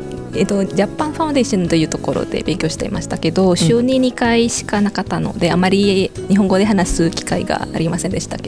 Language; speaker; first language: Japanese; non-native, fluent; Indonesian